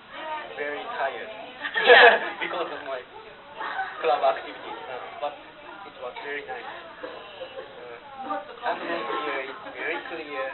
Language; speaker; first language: English; non-native, learner; Japanese